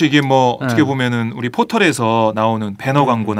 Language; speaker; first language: Korean; native; Korean